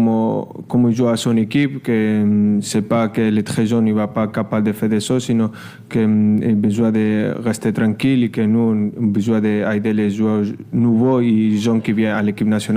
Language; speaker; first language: French; non-native, learner; Spanish